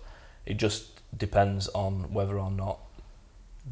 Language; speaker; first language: English; native; English